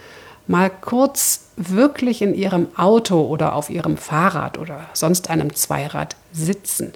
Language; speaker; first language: German; native; German